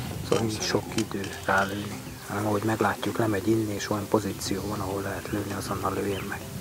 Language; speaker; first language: Hungarian; native; Hungarian